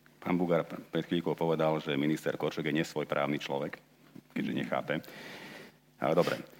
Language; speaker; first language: Slovak; non-native, local second language; Hungarian